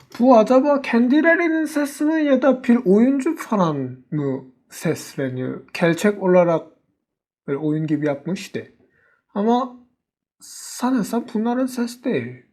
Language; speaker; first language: Turkish; non-native, learner; Korean